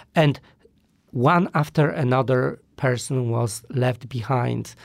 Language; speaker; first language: English; non-native, fluent; Polish